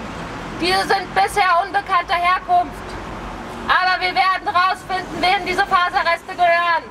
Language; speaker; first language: German; native; German